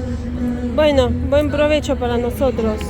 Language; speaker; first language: Spanish; non-native, fluent; Russian